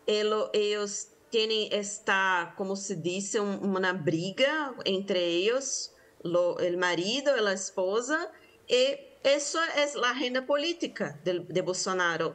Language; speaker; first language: Spanish; non-native, fluent; Portuguese